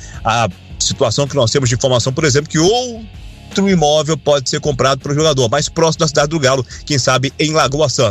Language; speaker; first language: Portuguese; native; Portuguese